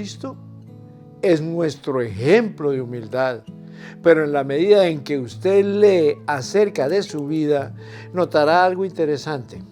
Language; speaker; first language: Spanish; native; Spanish